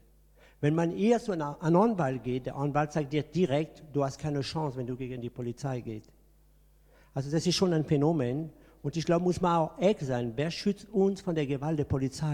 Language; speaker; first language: German; non-native, fluent; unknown